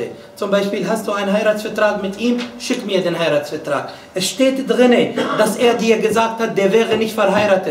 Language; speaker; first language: German; non-native, fluent; Arabic